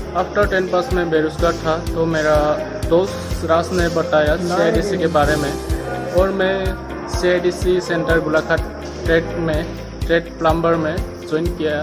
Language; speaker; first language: Hindi; non-native, local second language; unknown